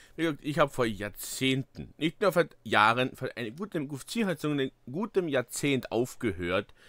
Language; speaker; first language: German; native; German